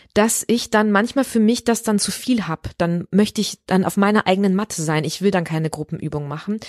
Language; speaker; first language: German; native; German